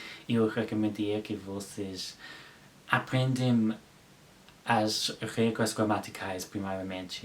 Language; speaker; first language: Portuguese; non-native, learner; English